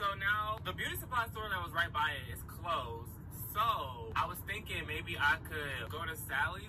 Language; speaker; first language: English; native; English